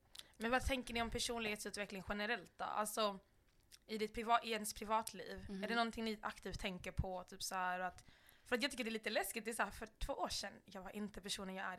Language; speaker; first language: Swedish; native; Swedish